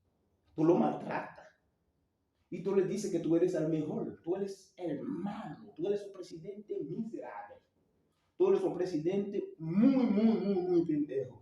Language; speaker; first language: Spanish; non-native, learner; Haitian Creole